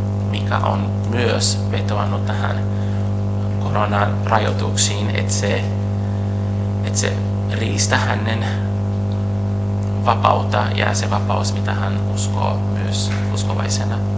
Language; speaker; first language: Finnish; non-native, fluent; Portuguese